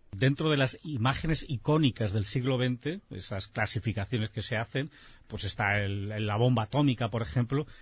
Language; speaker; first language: Spanish; native; Spanish